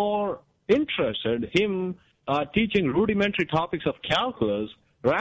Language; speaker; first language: English; non-native, local second language; Kannada